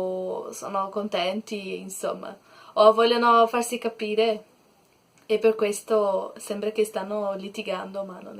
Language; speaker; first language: Italian; non-native, learner; Portuguese